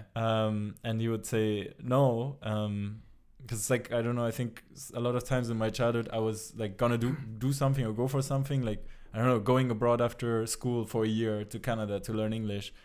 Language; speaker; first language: English; non-native, fluent; German